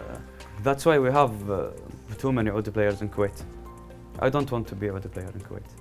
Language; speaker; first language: English; non-native, learner; Arabic